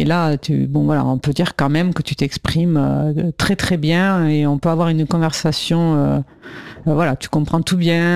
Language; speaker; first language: French; native; French